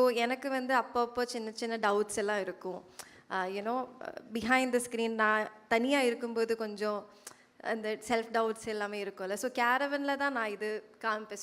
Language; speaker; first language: Tamil; non-native, fluent; Malayalam